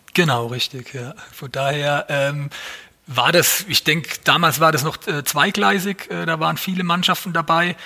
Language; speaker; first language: German; native; German